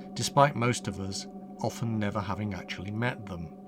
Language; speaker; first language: English; native; English